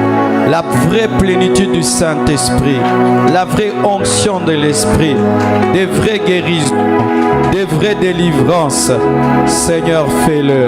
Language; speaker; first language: French; non-native, local second language; Lingala